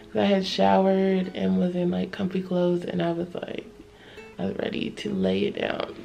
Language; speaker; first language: English; native; English